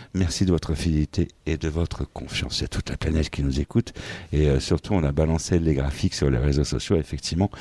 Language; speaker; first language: French; native; French